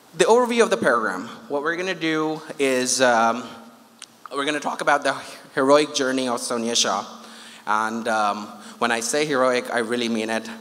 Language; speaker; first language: English; non-native, local second language; Urdu